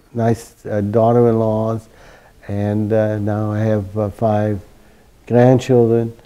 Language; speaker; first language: English; early bilingual, other home language; German